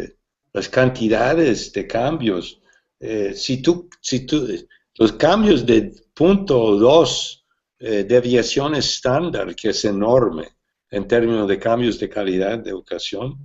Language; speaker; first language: Spanish; non-native, fluent; English